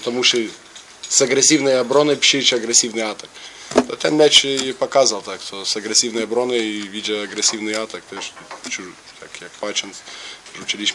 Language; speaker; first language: Polish; non-native, learner; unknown